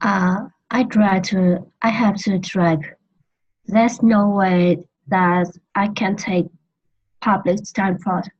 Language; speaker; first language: English; non-native, learner; Vietnamese